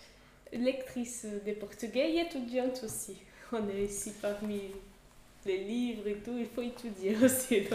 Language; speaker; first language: French; non-native, fluent; Portuguese